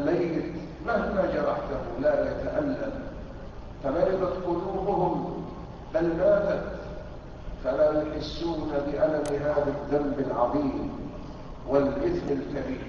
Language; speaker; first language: Arabic; native; Arabic